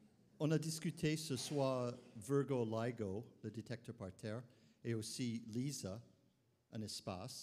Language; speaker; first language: French; non-native, fluent; English